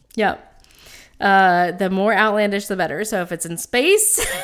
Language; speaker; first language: English; native; English